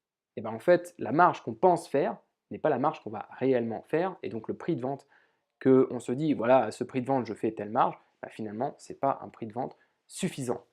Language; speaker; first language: French; native; French